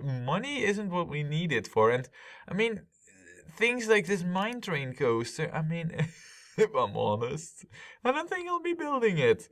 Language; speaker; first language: English; non-native, fluent; Dutch